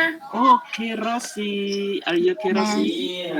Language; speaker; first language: English; non-native, learner; Indonesian